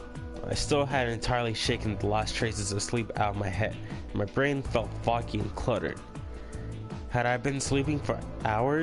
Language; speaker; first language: English; native; English